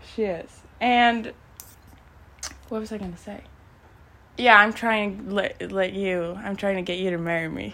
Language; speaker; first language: English; non-native, fluent; Swedish